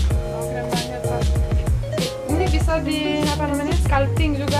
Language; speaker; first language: Indonesian; non-native, learner; Romanian